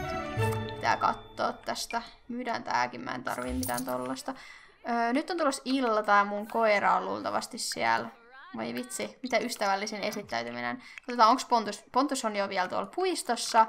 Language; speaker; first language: Finnish; native; Finnish